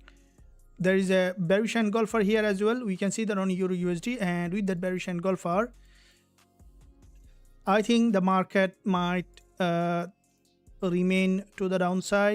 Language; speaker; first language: English; non-native, fluent; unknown